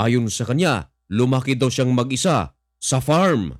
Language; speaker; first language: Filipino; native; Filipino